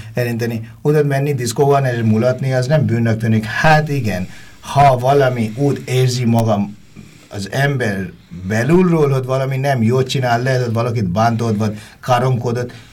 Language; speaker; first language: Hungarian; non-native, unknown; Bangla